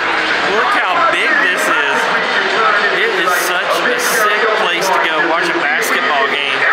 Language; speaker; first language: English; native; English